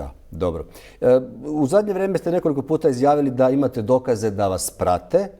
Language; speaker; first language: Croatian; native; Croatian